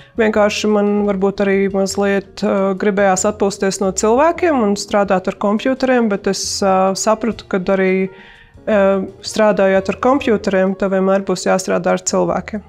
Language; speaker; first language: Latvian; native; Latvian